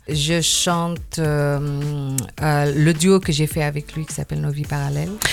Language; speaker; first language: French; non-native, fluent; Indonesian